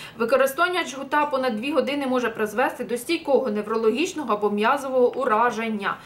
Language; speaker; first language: Ukrainian; non-native, local second language; Russian